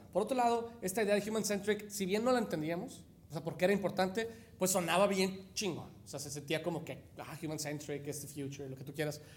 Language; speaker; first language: Spanish; native; Spanish